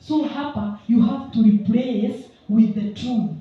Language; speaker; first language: English; non-native, local second language; Swahili